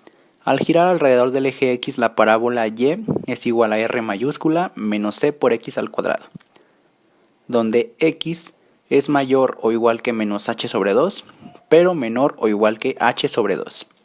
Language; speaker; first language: Spanish; native; Spanish